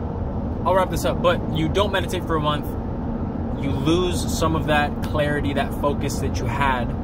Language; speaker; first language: English; native; English